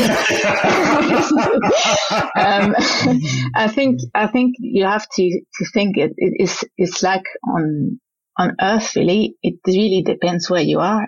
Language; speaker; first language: English; non-native, fluent; French